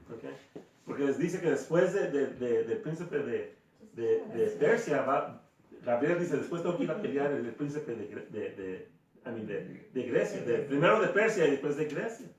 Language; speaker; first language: Spanish; early bilingual, heritage; Spanish